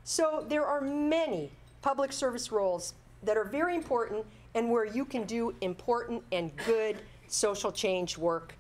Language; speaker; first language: English; native; English